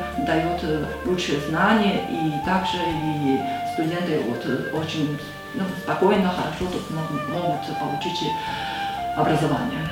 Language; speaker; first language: Russian; non-native, fluent; Chinese